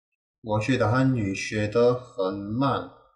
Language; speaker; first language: Chinese; non-native, learner; Korean